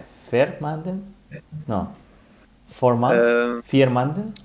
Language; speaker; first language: Dutch; non-native, learner; Spanish